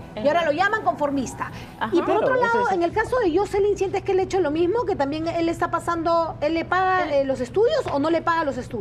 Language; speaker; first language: Spanish; native; Spanish